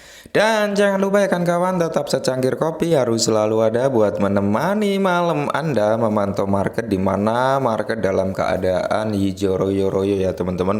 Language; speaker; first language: Indonesian; native; Indonesian